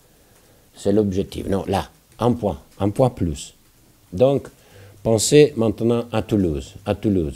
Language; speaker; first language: French; non-native, fluent; Italian